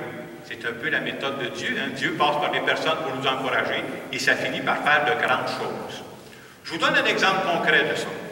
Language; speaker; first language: French; native; French